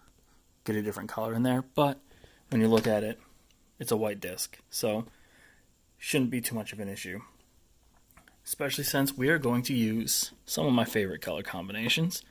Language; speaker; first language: English; native; English